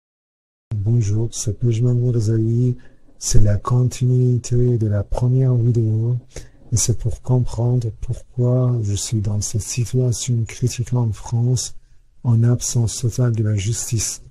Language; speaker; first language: French; non-native, fluent; Persian